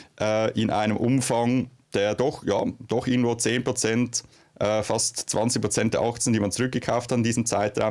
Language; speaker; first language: German; native; German